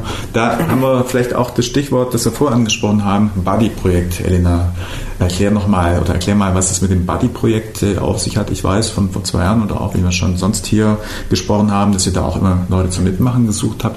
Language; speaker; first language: German; native; German